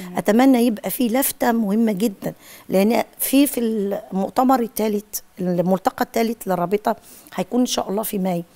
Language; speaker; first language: Arabic; native; Arabic